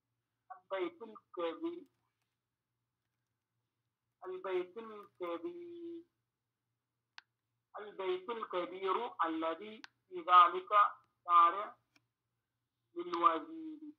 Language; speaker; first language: Arabic; non-native, learner; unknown